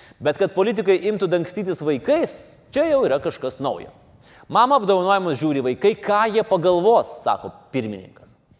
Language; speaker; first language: Lithuanian; native; Lithuanian